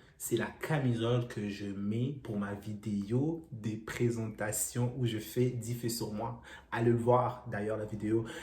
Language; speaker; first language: French; non-native, local second language; Lingala